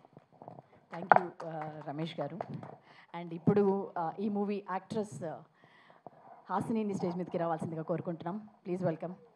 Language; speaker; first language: Telugu; native; Telugu